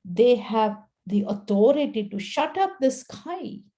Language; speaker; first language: English; non-native, local second language; Sinhala